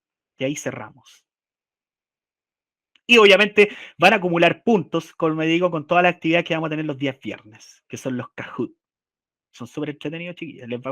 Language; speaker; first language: Spanish; native; Spanish